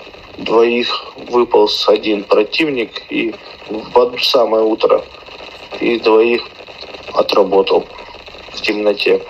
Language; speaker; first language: Russian; native; Russian